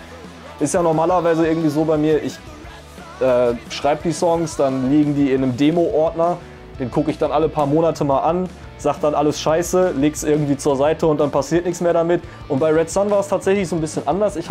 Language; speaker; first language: German; native; German